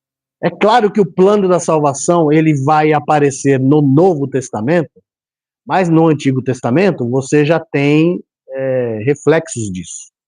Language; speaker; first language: Portuguese; native; Portuguese